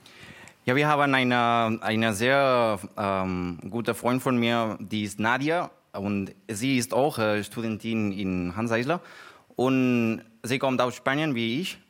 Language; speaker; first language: German; non-native, learner; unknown